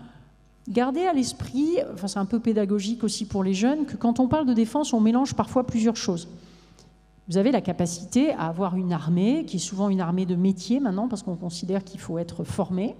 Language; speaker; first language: French; native; French